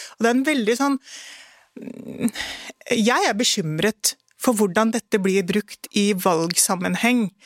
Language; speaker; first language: Norwegian; early bilingual, other home language; Urdu